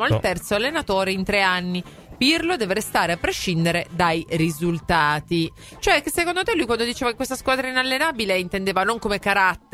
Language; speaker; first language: Italian; native; Italian